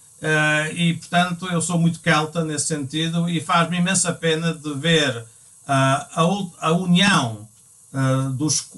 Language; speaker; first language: Portuguese; early bilingual, other home language; English